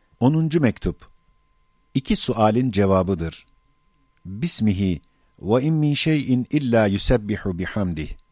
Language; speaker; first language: Turkish; native; Turkish